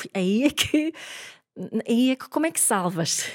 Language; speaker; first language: Portuguese; non-native, fluent; Swedish